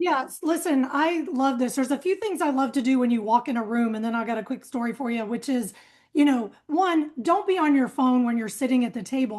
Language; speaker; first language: English; native; English